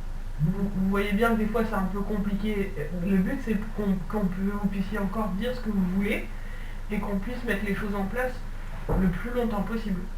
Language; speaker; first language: French; native; French